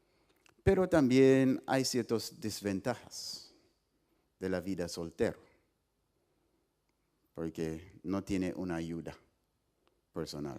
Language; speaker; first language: Spanish; non-native, fluent; English